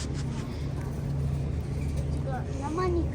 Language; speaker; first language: Japanese; early bilingual, other home language; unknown